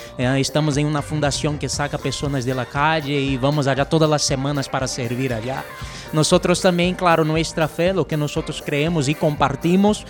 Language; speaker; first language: Spanish; non-native, fluent; Portuguese